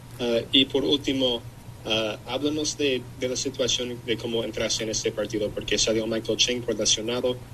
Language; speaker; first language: Spanish; non-native, learner; English